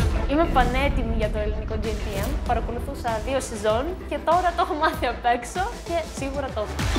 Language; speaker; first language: Greek; non-native, fluent; Russian